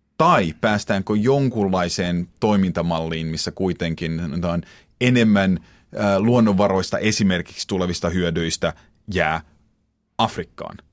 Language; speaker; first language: Finnish; early bilingual, heritage; Finnish